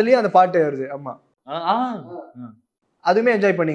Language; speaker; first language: Tamil; native; Tamil